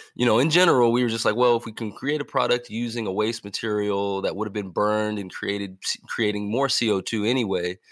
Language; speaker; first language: English; native; English